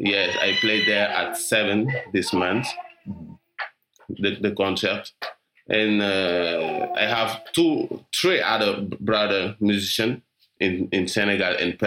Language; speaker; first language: English; non-native, learner; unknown